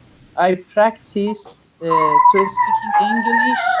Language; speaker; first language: English; non-native, learner; Persian